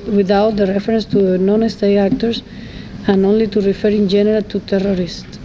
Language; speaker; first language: English; non-native, fluent; Spanish